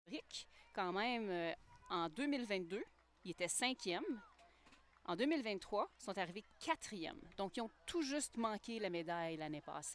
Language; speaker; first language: French; native; French